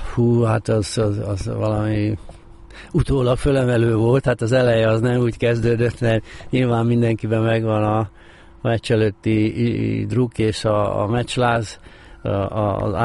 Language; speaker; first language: Hungarian; native; Hungarian